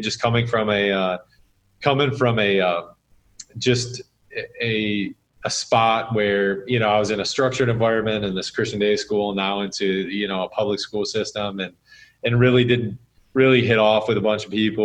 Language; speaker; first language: English; native; English